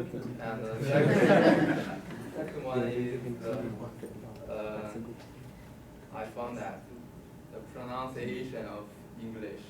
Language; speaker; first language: English; non-native, learner; Chinese